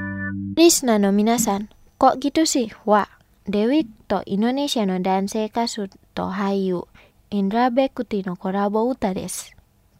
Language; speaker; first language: Japanese; non-native, fluent; Indonesian